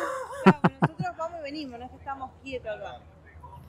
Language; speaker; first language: Spanish; native; Spanish